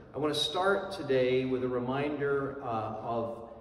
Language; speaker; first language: English; native; English